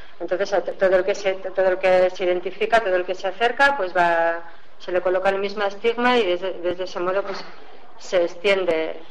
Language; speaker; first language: Spanish; native; Spanish